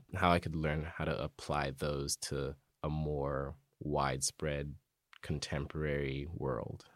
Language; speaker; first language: English; native; English